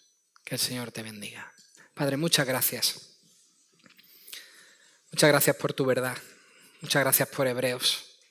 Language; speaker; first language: Spanish; native; Spanish